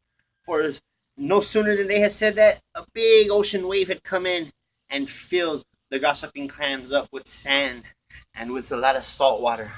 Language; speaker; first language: English; native; English